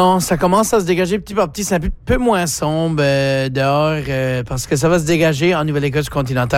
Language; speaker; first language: French; native; French